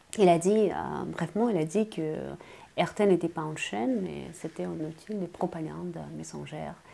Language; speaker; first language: French; non-native, fluent; Russian